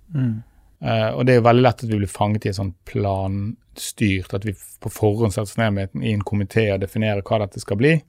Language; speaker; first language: Norwegian; native; Norwegian